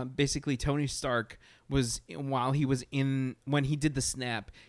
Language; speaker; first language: English; early bilingual, other home language; Spanish